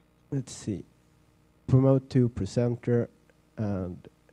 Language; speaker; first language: English; non-native, fluent; Swedish